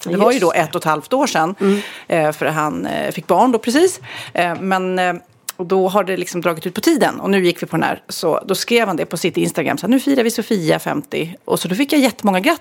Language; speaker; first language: Swedish; native; Swedish